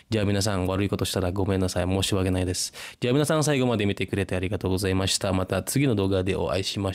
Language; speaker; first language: Japanese; non-native, fluent; Indonesian